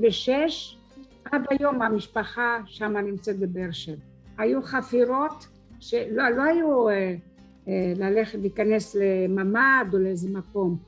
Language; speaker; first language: Hebrew; early bilingual, other home language; French